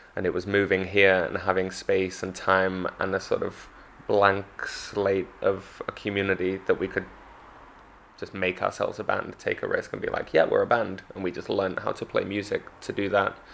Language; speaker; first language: English; native; English